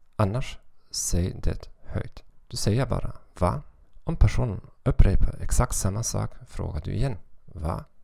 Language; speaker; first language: Swedish; non-native, fluent; German